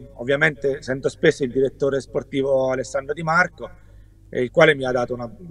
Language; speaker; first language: Italian; native; Italian